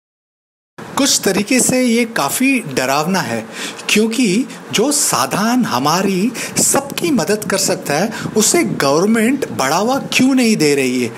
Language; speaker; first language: Hindi; native; Hindi